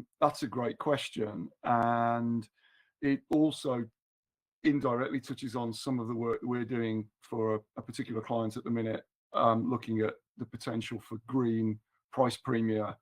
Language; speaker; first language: English; native; English